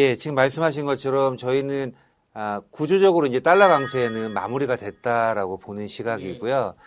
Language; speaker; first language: Korean; native; Korean